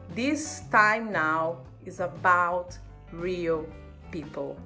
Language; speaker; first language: English; non-native, fluent; Portuguese